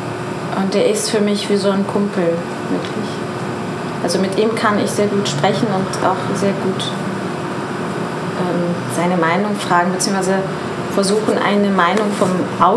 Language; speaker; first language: German; non-native, fluent; Persian